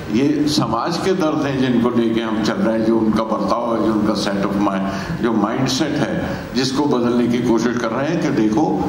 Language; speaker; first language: Hindi; native; Hindi